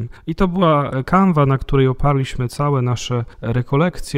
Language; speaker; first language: Polish; native; Polish